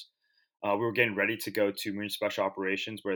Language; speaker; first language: English; native; English